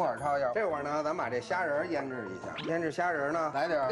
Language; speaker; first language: Chinese; native; Chinese